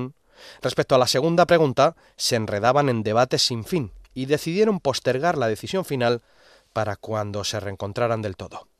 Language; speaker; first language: Spanish; native; Spanish